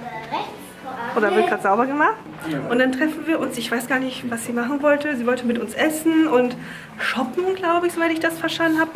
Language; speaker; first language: German; native; German